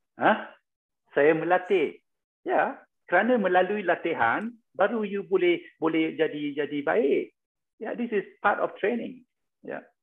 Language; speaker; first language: Malay; non-native, local second language; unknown